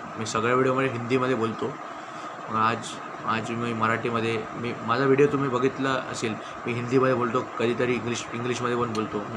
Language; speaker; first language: Marathi; early bilingual, other home language; Tamil